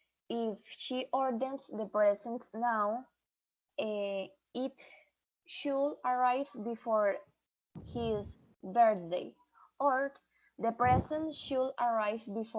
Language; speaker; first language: English; non-native, learner; Spanish